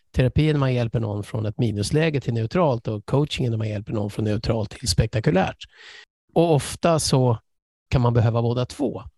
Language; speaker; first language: Swedish; early bilingual, other home language; English